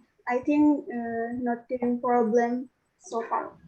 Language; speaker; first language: English; non-native, learner; Indonesian